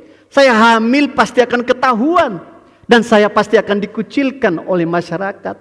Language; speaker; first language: Indonesian; native; Indonesian